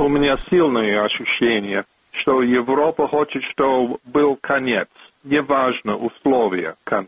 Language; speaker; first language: Russian; non-native, fluent; English